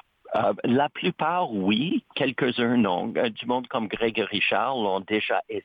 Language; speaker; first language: French; native; French